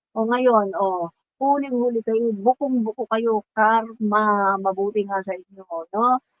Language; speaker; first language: Filipino; non-native, local second language; Cebuano